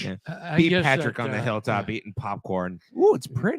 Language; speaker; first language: English; native; English